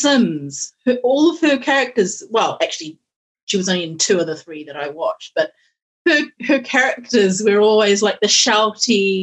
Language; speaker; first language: English; native; English